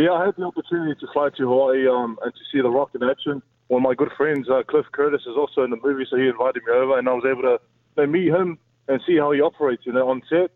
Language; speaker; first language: English; native; English